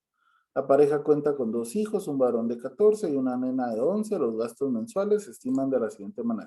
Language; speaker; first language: Spanish; native; Spanish